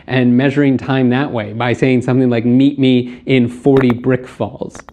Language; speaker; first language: English; native; English